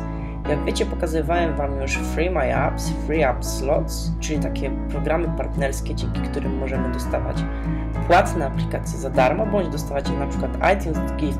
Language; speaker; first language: Polish; native; Polish